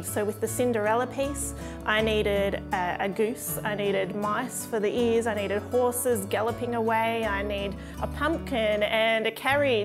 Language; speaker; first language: English; native; English